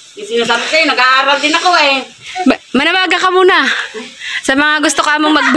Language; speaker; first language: Filipino; native; Filipino